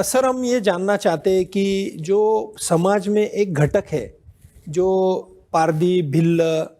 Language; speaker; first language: Hindi; non-native, local second language; Marathi